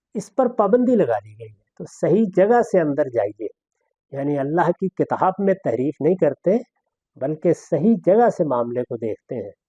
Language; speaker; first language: Urdu; non-native, local second language; Punjabi